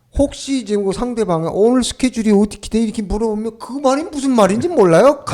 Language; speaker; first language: Korean; native; Korean